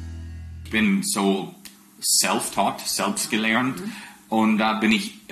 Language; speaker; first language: German; non-native, fluent; English